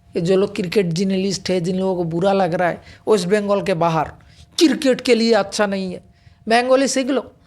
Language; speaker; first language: Hindi; non-native, local second language; Bangla